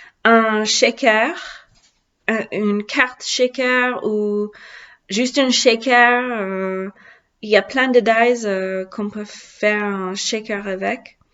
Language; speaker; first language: French; non-native, learner; English